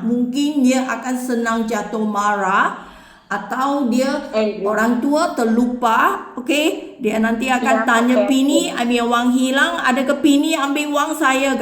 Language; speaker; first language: Indonesian; non-native, learner; Filipino